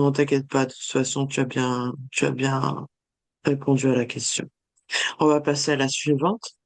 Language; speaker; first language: French; native; French